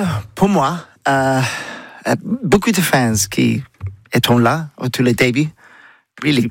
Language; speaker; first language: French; non-native, learner; English